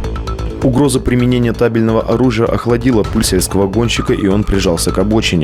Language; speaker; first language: Russian; native; Russian